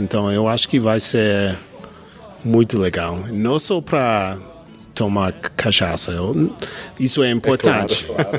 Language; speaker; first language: Portuguese; non-native, learner; English